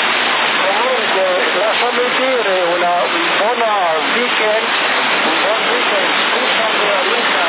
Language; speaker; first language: Italian; non-native, learner; German